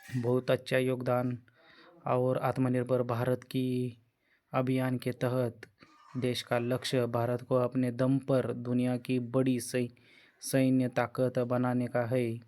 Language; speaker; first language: Hindi; non-native, local second language; Marathi